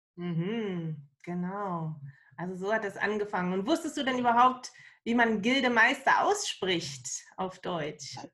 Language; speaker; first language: German; native; German